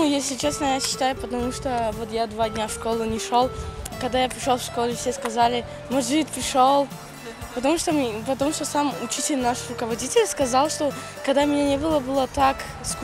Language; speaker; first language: Russian; non-native, local second language; Tajik